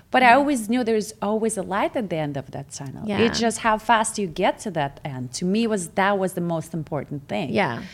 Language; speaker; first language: English; non-native, fluent; Russian